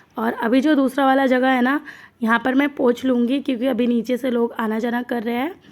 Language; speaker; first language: Hindi; non-native, local second language; Bangla